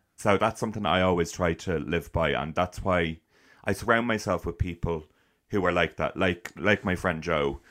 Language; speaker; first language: English; native; English